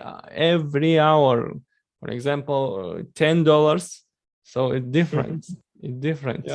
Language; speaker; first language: English; non-native, learner; Chechen